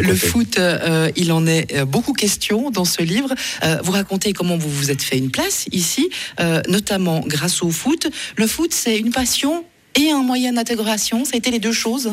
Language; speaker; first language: French; native; French